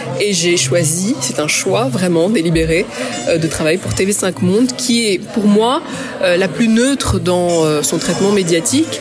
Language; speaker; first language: French; early bilingual, other home language; Malayalam